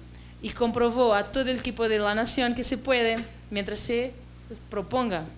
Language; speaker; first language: Spanish; non-native, fluent; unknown